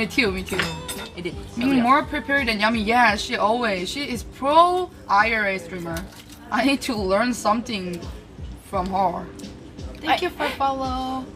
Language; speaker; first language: English; non-native, learner; Korean